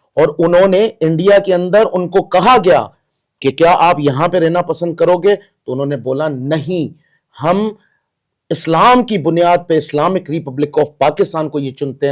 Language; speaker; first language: Urdu; non-native, local second language; Baluchi